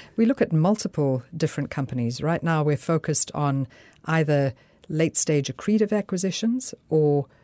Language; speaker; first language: English; native; English